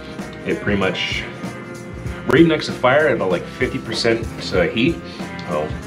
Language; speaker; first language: English; native; English